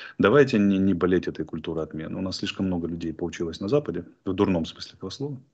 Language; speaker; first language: Russian; native; Russian